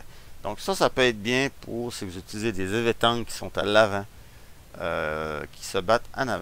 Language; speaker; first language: French; native; French